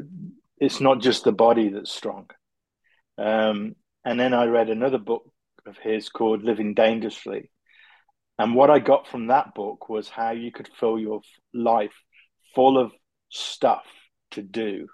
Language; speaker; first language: English; native; English